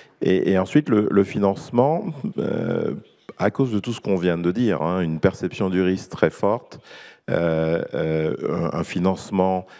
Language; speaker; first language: French; native; French